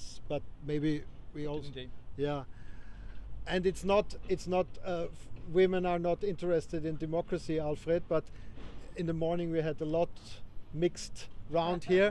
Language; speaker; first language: English; non-native, fluent; German